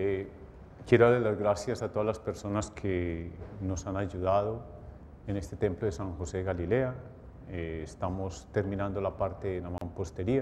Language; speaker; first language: Spanish; native; Spanish